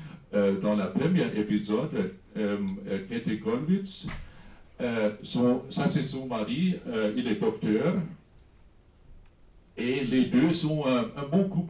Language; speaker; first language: French; non-native, fluent; German